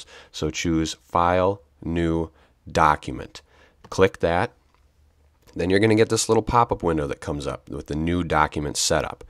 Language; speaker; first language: English; native; English